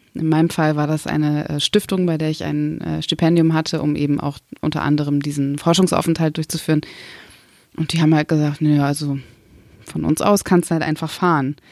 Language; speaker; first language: German; early bilingual, other home language; Kurdish